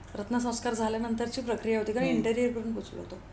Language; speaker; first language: Hindi; non-native, local second language; Marathi